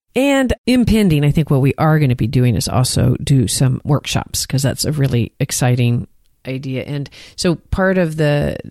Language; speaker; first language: English; native; English